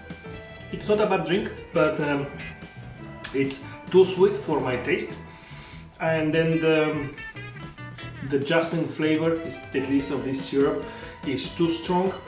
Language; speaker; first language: English; non-native, fluent; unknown